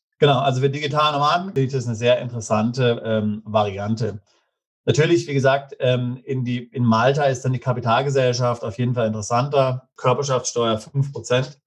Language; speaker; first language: German; native; German